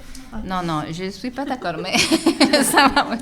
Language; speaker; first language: French; non-native, fluent; Italian